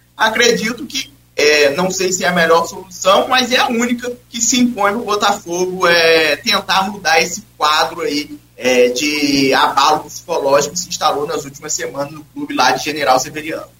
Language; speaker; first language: Portuguese; native; Portuguese